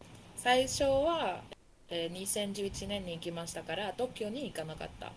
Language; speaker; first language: Japanese; non-native, learner; Spanish